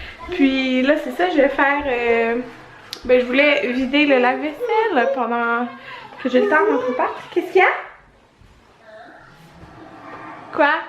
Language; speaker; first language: French; native; French